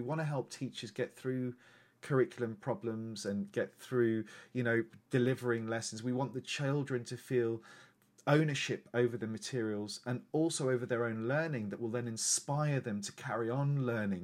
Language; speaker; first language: English; native; English